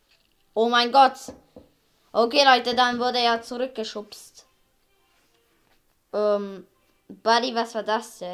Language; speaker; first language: German; early bilingual, other home language; Hungarian